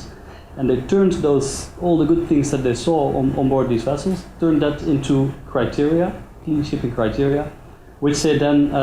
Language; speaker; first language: English; non-native, fluent; Dutch